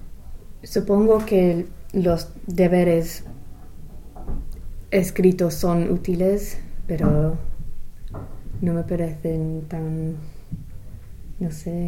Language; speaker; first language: Spanish; non-native, fluent; English